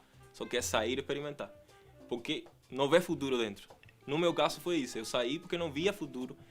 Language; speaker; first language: Portuguese; non-native, fluent; Spanish